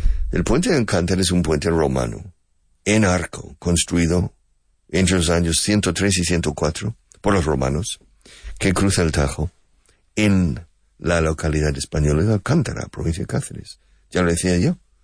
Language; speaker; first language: Spanish; non-native, fluent; English